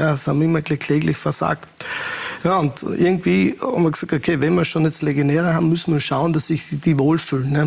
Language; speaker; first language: German; native; German